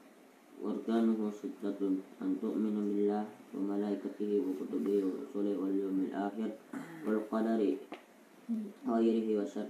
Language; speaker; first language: Arabic; non-native, learner; Indonesian